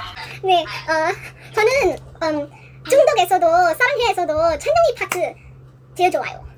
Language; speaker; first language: Korean; non-native, learner; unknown